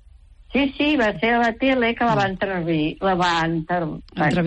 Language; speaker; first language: Catalan; native; Catalan